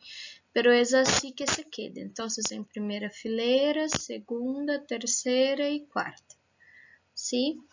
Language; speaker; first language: Spanish; non-native, fluent; Portuguese